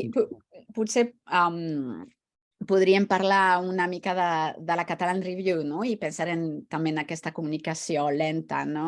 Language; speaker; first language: Catalan; non-native, fluent; French